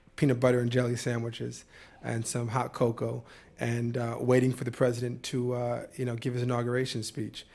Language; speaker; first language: English; native; English